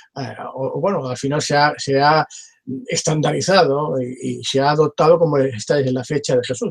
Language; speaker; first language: Spanish; native; Spanish